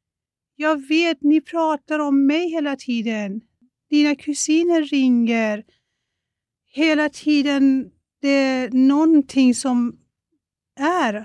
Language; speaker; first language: Swedish; non-native, fluent; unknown